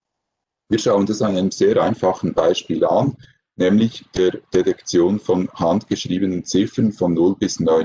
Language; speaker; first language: German; native; German